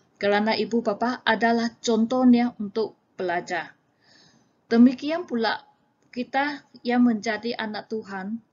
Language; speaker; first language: Malay; non-native, local second language; Chinese